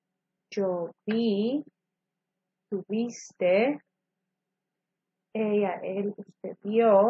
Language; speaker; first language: Spanish; non-native, fluent; English